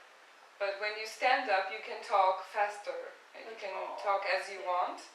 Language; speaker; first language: English; non-native, fluent; Turkish